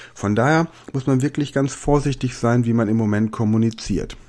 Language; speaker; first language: German; native; German